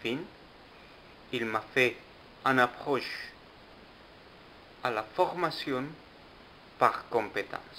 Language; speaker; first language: French; non-native, fluent; Spanish